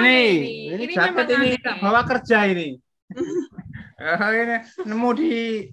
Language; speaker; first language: Indonesian; native; Indonesian